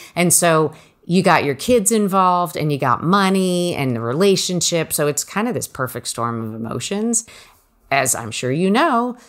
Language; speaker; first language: English; native; English